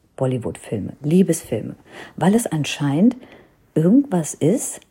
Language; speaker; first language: German; non-native, fluent; Hindi